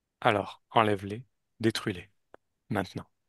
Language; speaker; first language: French; native; French